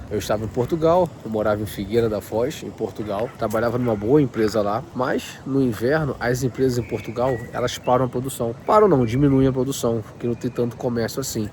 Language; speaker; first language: Portuguese; native; Portuguese